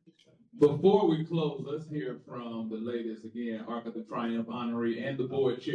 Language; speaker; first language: English; native; English